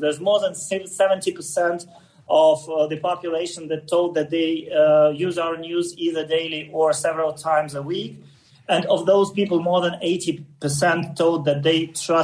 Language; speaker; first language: English; non-native, fluent; Russian